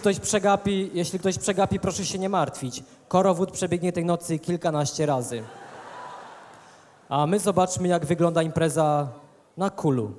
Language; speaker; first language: Polish; native; Polish